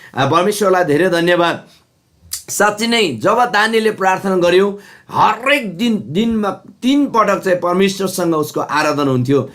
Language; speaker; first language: Nepali; non-native, local second language; Eastern Tamang